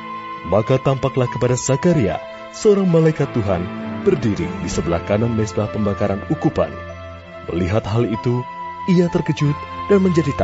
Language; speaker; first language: Indonesian; native; Indonesian